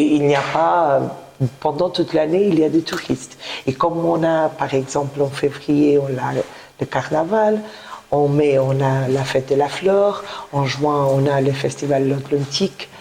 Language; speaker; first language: French; non-native, fluent; Portuguese